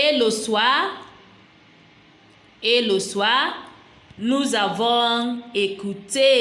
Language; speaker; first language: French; non-native, fluent; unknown